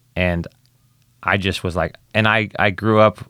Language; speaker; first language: English; native; English